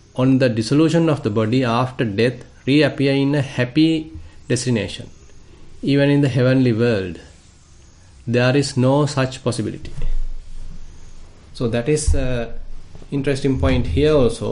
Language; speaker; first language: English; non-native, local second language; Sinhala